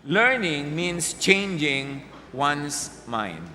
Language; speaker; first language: English; non-native, local second language; Filipino